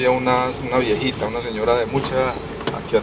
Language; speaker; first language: Spanish; native; Spanish